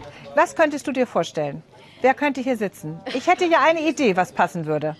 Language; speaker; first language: German; native; German